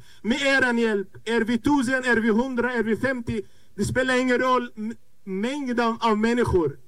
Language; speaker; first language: Swedish; non-native, fluent; Arabic